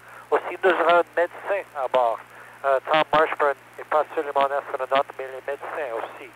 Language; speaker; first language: French; non-native, learner; English